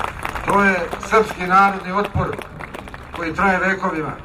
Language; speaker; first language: Bosnian; native; Bosnian